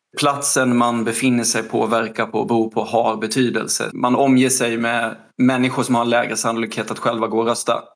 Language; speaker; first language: Swedish; native; Swedish